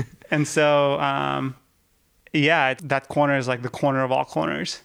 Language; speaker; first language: English; early bilingual, other home language; Russian